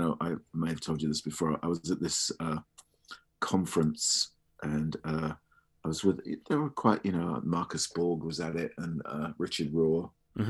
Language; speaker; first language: English; native; English